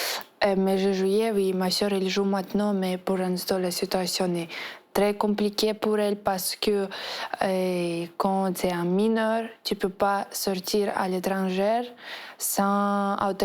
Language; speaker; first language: French; non-native, fluent; Ukrainian